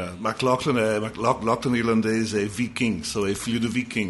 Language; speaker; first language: Portuguese; non-native, fluent; English